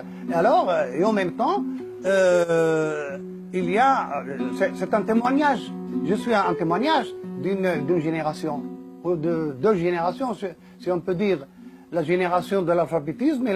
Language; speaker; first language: French; non-native, fluent; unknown